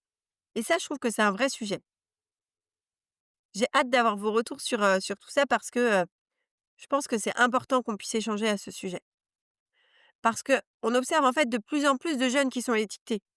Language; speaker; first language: French; native; French